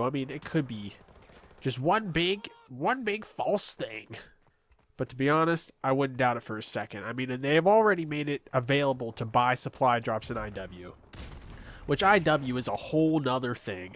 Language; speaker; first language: English; native; English